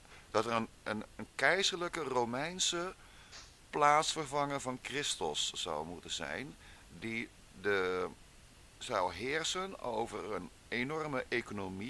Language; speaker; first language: Dutch; native; Dutch